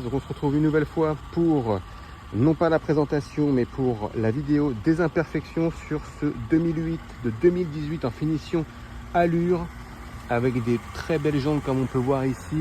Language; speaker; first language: French; native; French